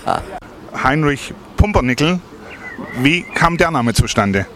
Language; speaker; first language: German; native; German